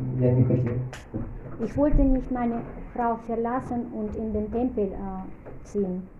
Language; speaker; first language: German; non-native, fluent; Russian